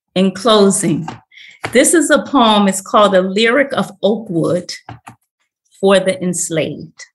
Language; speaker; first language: English; native; English